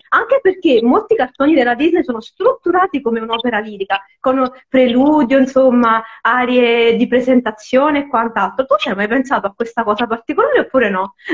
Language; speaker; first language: Italian; native; Italian